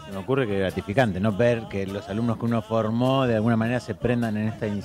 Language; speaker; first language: Spanish; native; Spanish